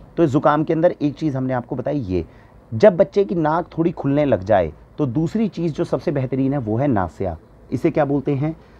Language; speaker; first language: Hindi; native; Hindi